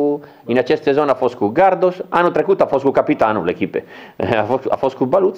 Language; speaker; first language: Romanian; non-native, learner; Italian